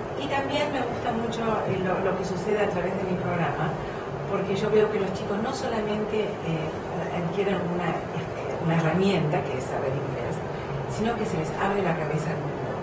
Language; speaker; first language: Spanish; non-native, fluent; English